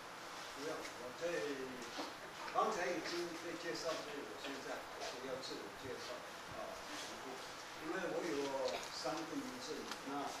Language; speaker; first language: Chinese; non-native, local second language; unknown